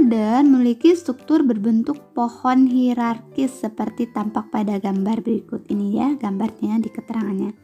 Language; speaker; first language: Indonesian; native; Indonesian